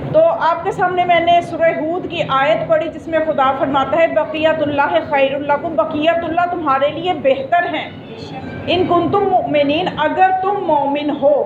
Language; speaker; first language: Urdu; native; Urdu